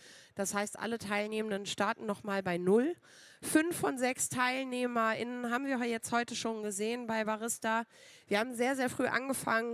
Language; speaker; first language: German; native; German